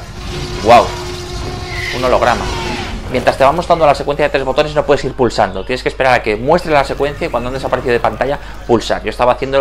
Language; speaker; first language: Spanish; native; Spanish